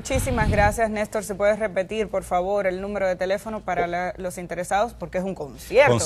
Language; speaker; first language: Spanish; native; Spanish